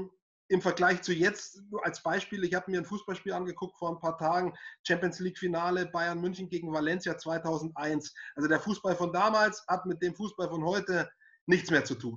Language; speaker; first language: German; native; German